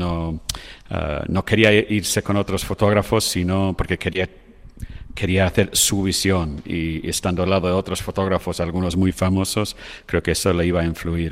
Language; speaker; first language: Spanish; non-native, fluent; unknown